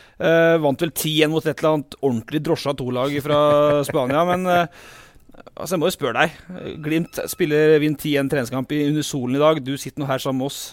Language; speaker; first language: Norwegian; native; Norwegian